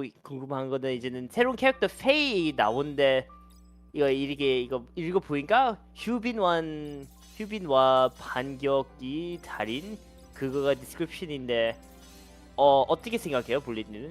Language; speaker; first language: Korean; early bilingual, heritage; Korean